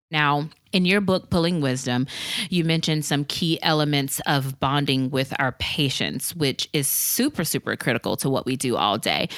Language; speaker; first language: English; native; English